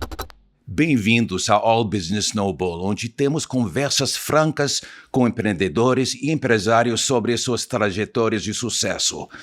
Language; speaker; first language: Portuguese; non-native, fluent; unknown